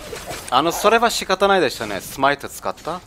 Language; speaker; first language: Japanese; non-native, learner; German